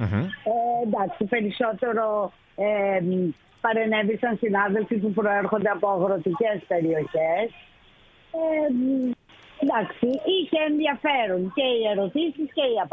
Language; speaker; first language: Greek; native; Greek